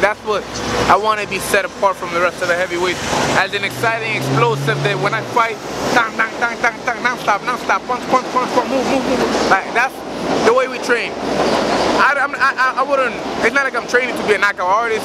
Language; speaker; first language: English; early bilingual, other home language; Spanish